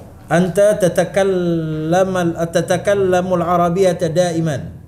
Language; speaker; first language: Arabic; non-native, learner; Indonesian